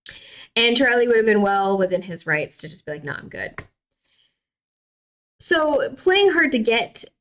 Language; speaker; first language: English; native; English